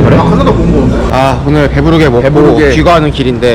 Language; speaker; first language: Korean; native; Korean